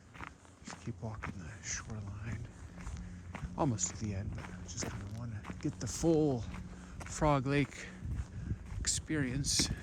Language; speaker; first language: English; native; English